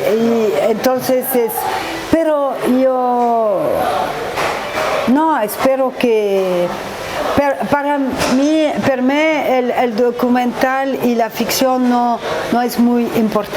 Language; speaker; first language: Spanish; non-native, learner; French